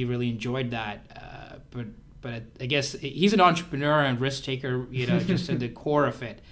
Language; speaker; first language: English; non-native, local second language; Hindi